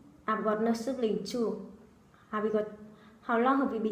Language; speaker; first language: English; non-native, learner; Vietnamese